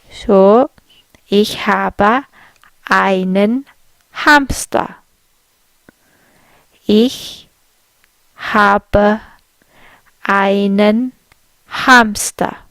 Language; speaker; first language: German; non-native, fluent; English